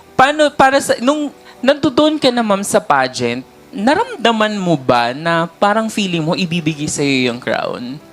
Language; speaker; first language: Filipino; native; Filipino